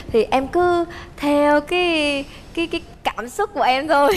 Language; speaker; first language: Vietnamese; early bilingual, heritage; Vietnamese